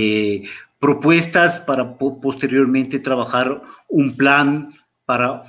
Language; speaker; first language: Spanish; native; Spanish